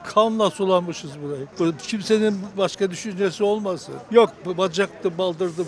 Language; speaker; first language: Turkish; native; Turkish